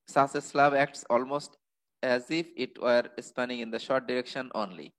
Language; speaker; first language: English; non-native, local second language; Bangla